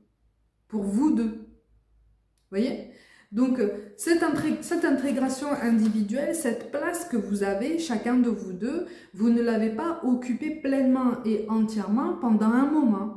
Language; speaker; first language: French; native; French